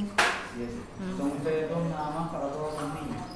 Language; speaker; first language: Spanish; non-native, learner; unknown